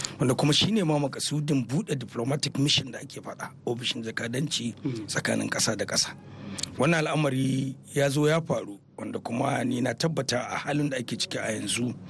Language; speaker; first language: Hausa; native; Hausa